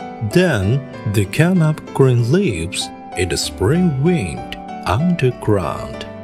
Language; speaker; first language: English; non-native, fluent; Chinese